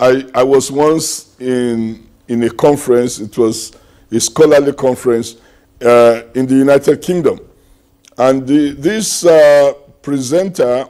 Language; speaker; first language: English; non-native, local second language; Yoruba